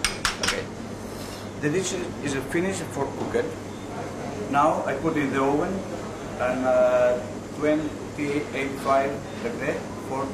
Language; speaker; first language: English; non-native, learner; Italian